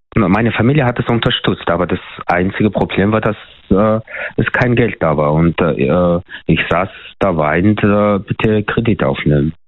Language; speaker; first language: German; non-native, fluent; Mongolian